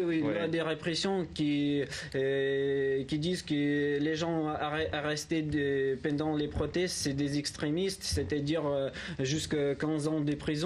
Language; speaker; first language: French; non-native, learner; Ukrainian